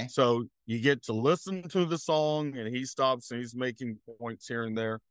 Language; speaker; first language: English; native; English